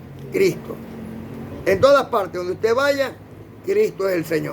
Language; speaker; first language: Spanish; native; Spanish